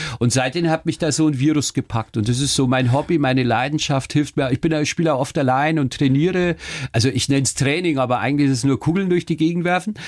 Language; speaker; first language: German; early bilingual, other home language; Turkish